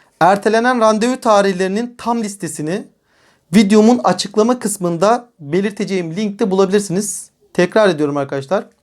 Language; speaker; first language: Turkish; native; Turkish